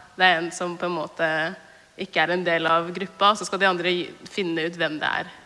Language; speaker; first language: Norwegian; early bilingual, other home language; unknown